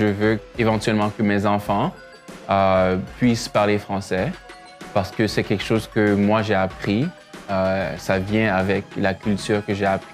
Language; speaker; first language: French; non-native, fluent; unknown